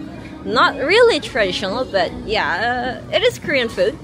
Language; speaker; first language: English; non-native, learner; Korean